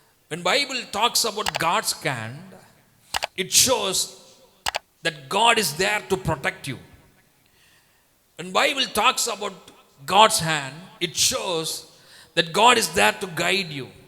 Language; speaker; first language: English; non-native, local second language; Tamil